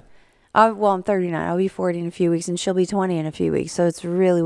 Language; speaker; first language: English; native; English